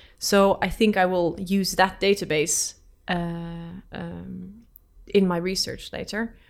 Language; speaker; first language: English; non-native, fluent; Dutch